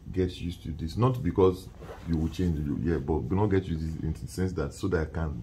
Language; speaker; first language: English; non-native, local second language; Yoruba